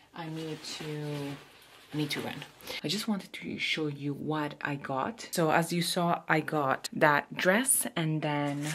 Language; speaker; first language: English; non-native, fluent; Italian